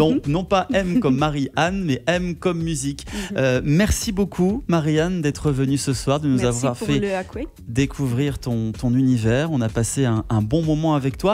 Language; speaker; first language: French; native; French